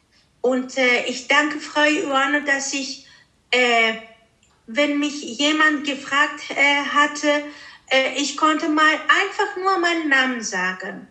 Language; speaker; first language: German; early bilingual, heritage; Greek